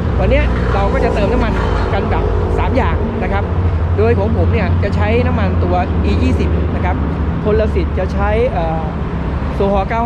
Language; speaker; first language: Thai; native; Thai